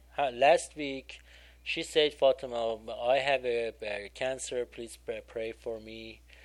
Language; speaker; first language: English; non-native, learner; Persian